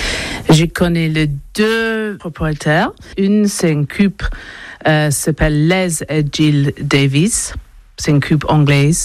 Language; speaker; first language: French; non-native, learner; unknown